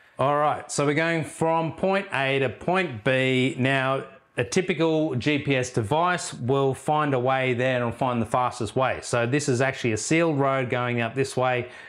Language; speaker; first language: English; native; English